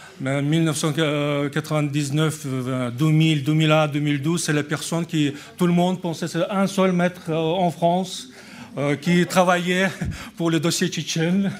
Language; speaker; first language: French; non-native, learner; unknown